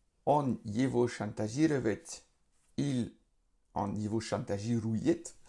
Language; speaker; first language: Russian; non-native, fluent; French